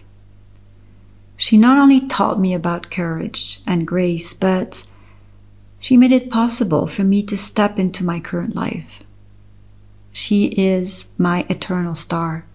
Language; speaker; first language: English; non-native, fluent; French